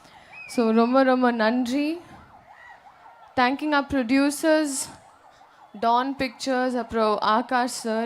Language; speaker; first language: Tamil; non-native, learner; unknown